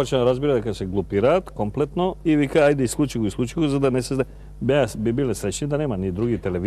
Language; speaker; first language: Macedonian; native; Macedonian